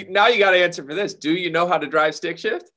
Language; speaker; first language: English; native; English